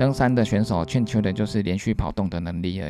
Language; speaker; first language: Chinese; native; Chinese